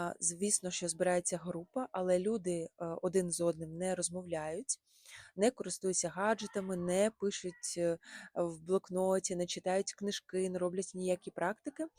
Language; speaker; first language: Ukrainian; non-native, local second language; Russian